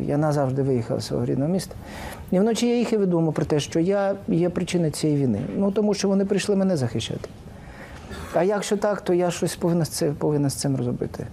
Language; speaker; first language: Ukrainian; non-native, local second language; Russian